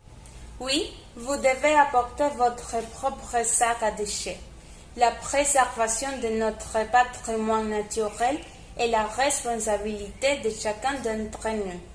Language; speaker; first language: French; non-native, learner; Spanish